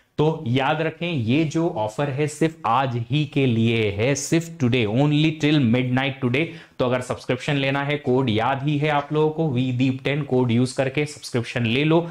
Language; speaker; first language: Hindi; native; Hindi